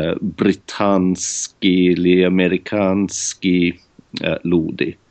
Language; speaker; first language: Russian; non-native, learner; English